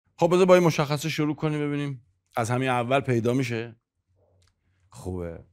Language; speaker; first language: Persian; native; Persian